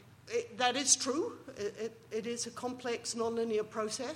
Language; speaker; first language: English; native; English